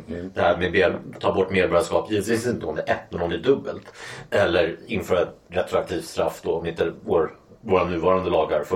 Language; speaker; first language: Swedish; native; Swedish